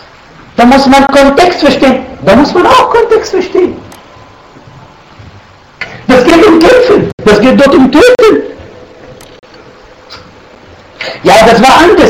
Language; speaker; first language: German; non-native, fluent; Arabic